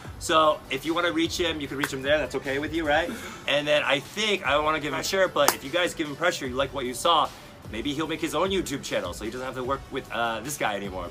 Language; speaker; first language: English; early bilingual, other home language; Chinese